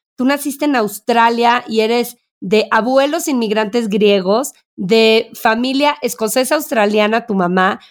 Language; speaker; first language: Spanish; native; Spanish